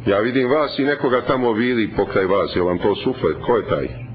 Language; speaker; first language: Bosnian; native; Bosnian